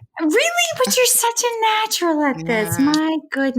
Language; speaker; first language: English; native; English